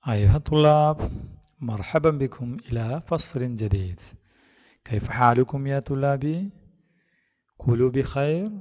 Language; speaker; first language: Arabic; non-native, fluent; Malayalam